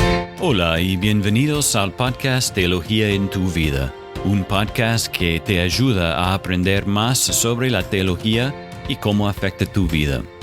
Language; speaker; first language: Spanish; non-native, fluent; English